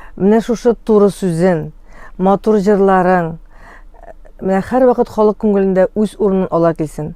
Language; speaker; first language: Tatar; native; Tatar